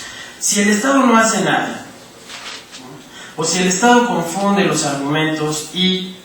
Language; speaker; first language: Spanish; native; Spanish